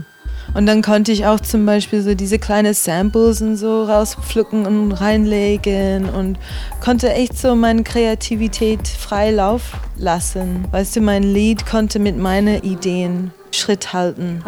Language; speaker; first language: German; non-native, fluent; English